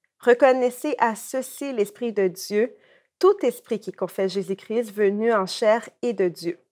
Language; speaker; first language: French; native; French